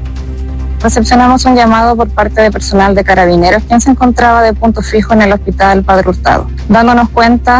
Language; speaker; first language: Spanish; native; Spanish